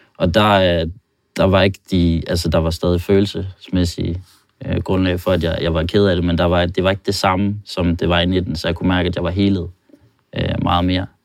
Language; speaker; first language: Danish; non-native, fluent; Norwegian